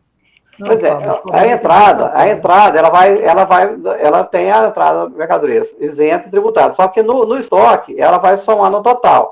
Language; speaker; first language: Portuguese; native; Portuguese